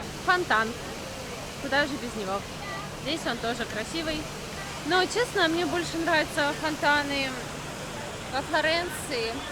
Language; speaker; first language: Russian; native; Russian